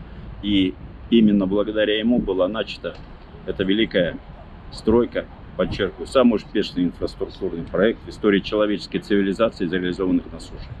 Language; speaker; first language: Russian; native; Russian